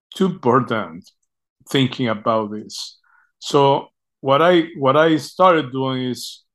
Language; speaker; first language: English; non-native, fluent; Spanish